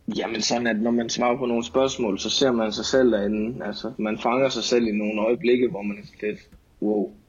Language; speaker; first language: Danish; native; Danish